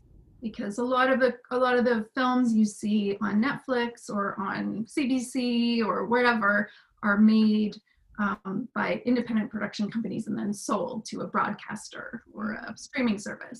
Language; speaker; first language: English; native; English